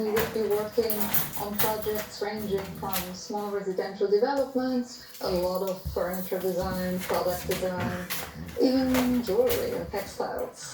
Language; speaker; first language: English; non-native, fluent; Italian